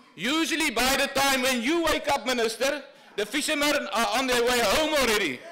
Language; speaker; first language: English; non-native, local second language; Afrikaans